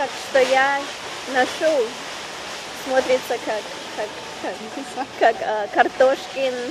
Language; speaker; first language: Russian; early bilingual, heritage; Russian